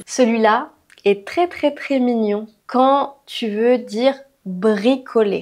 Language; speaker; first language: French; native; French